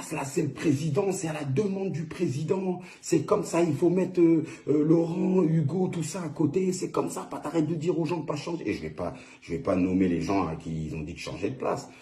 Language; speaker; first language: French; early bilingual, other home language; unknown